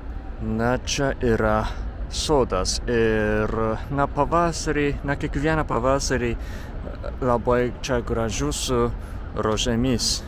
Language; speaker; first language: Lithuanian; non-native, fluent; Japanese